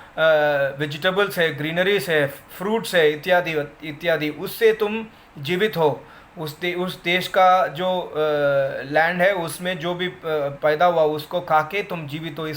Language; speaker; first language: Hindi; non-native, local second language; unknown